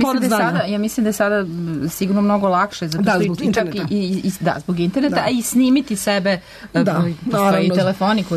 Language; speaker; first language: Serbian; native; Serbian